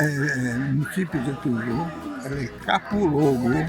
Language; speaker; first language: Italian; early bilingual, heritage; Portuguese